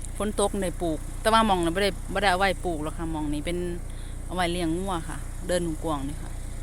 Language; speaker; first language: Thai; native; Thai